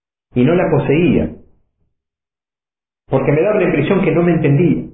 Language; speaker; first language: Spanish; native; Spanish